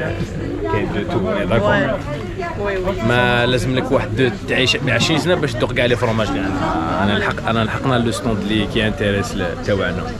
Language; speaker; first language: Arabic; native; Arabic